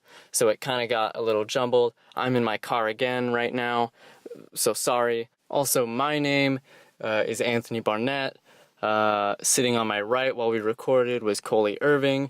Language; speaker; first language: English; native; English